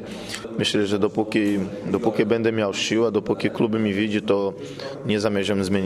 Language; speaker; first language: Polish; non-native, fluent; Portuguese